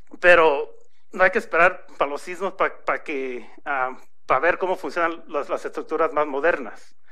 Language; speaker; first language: Spanish; early bilingual, heritage; Spanish